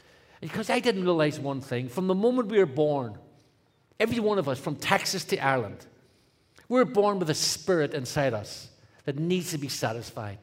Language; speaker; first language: English; native; English